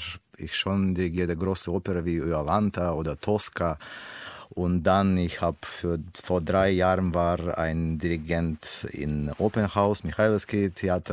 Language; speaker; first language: German; non-native, learner; Russian